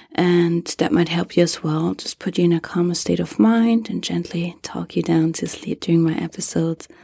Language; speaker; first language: English; non-native, fluent; German